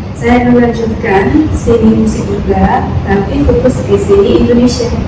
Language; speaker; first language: Indonesian; non-native, fluent; Arabic